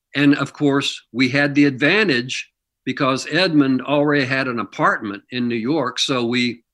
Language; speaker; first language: English; native; English